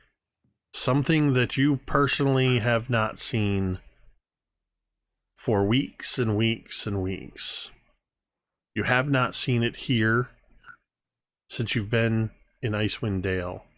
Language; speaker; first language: English; native; English